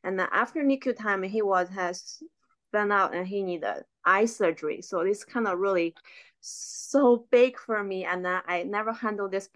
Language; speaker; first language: English; non-native, fluent; Chinese